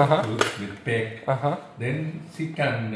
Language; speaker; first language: German; non-native, learner; Bangla